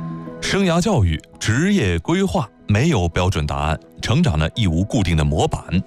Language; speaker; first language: Chinese; native; Chinese